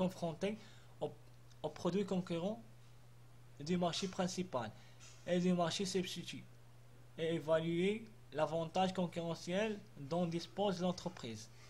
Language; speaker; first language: French; non-native, local second language; Arabic